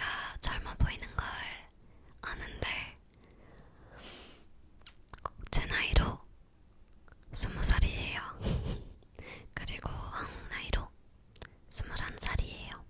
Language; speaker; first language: Korean; non-native, learner; English